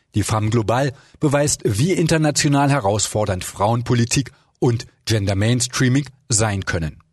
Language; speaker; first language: German; native; German